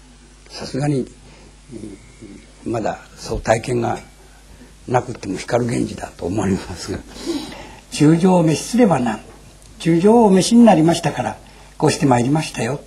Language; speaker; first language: Japanese; native; Japanese